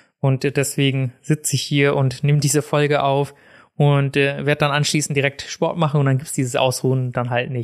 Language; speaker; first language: German; native; German